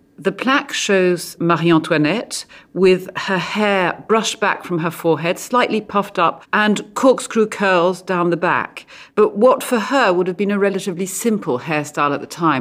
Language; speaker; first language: English; native; English